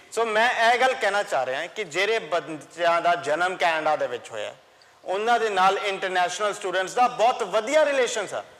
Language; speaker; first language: Punjabi; early bilingual, heritage; Punjabi